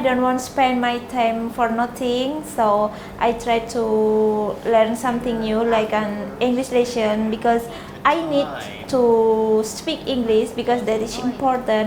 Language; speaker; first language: English; non-native, learner; Indonesian